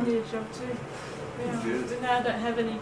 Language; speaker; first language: English; native; English